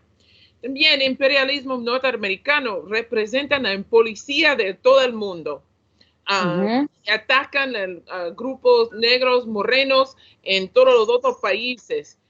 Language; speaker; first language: Spanish; non-native, learner; English